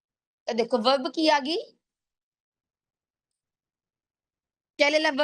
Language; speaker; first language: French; non-native, fluent; Punjabi